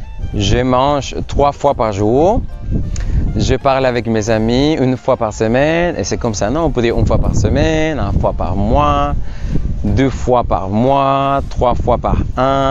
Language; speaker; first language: French; non-native, fluent; Spanish